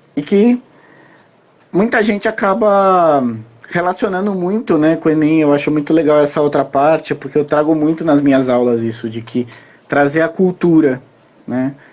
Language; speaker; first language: Portuguese; native; Portuguese